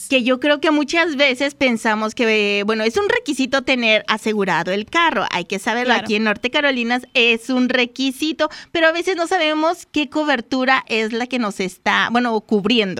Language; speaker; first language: Spanish; native; Spanish